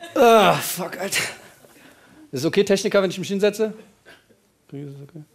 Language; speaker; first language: German; early bilingual, other home language; Persian